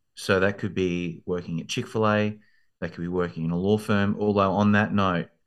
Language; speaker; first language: English; native; English